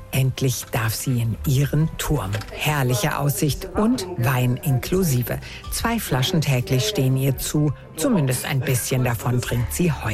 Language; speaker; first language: German; native; German